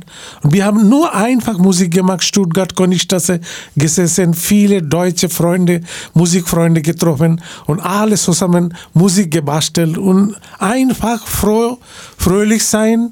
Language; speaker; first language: German; non-native, learner; Bangla